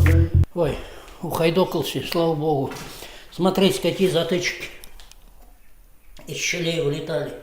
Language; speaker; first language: Russian; native; Russian